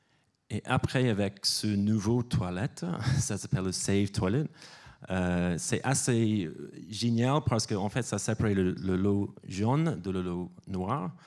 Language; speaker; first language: French; non-native, fluent; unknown